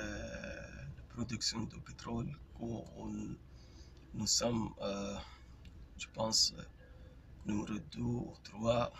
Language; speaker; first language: French; non-native, fluent; Arabic